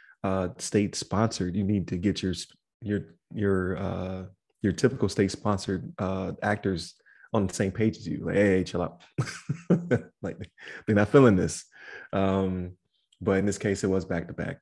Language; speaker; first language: English; native; English